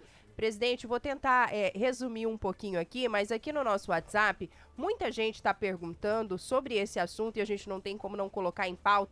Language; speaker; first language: Portuguese; native; Portuguese